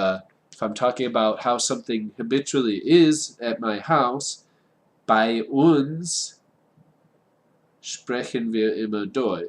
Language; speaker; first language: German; non-native, fluent; English